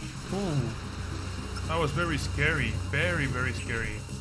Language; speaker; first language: English; non-native, fluent; Spanish